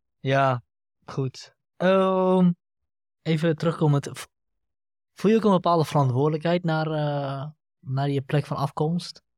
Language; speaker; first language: Dutch; early bilingual, other home language; Central Kurdish